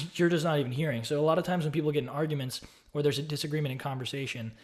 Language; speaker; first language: English; native; English